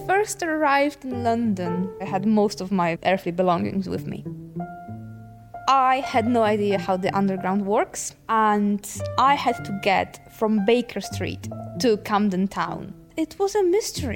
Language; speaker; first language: English; non-native, fluent; Polish